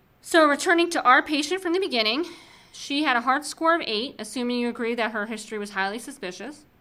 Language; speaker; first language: English; native; English